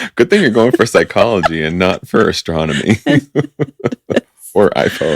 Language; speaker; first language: English; native; English